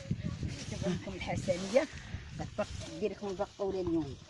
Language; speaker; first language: Arabic; native; Arabic